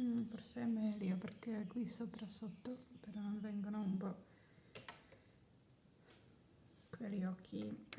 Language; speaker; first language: Italian; non-native, learner; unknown